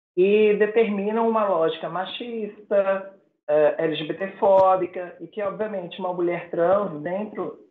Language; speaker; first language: Portuguese; native; Portuguese